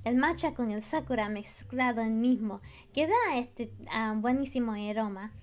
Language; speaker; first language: Spanish; non-native, learner; English